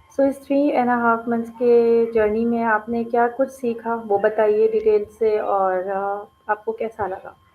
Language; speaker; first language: Urdu; native; Urdu